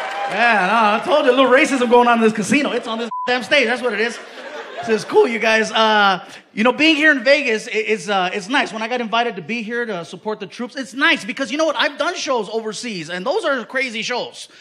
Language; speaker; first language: English; native; English